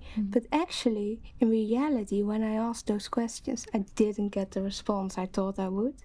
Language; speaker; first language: English; non-native, fluent; Dutch